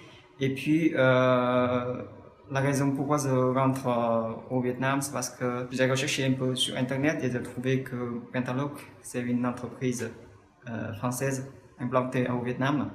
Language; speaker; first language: French; non-native, fluent; Vietnamese